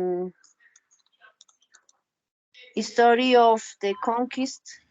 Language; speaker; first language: English; non-native, learner; Spanish